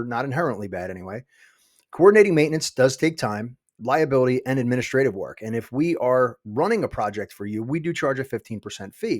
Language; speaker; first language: English; native; English